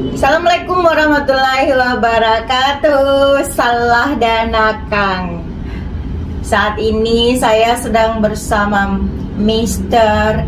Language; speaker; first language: Indonesian; non-native, local second language; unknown